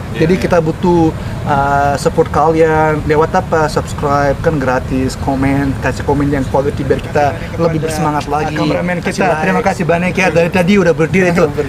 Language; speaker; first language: Indonesian; non-native, fluent; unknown